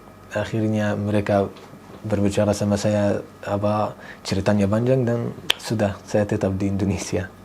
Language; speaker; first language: Indonesian; non-native, fluent; Arabic